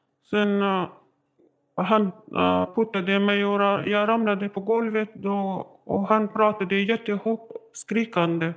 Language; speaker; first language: Swedish; non-native, learner; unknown